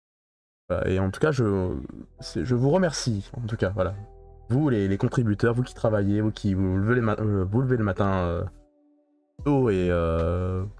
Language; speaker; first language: French; native; French